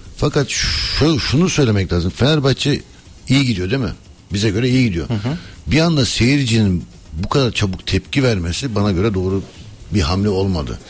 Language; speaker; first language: Turkish; early bilingual, heritage; Turkish